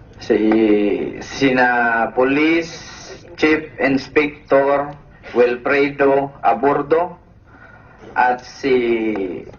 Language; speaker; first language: Filipino; non-native, local second language; Cebuano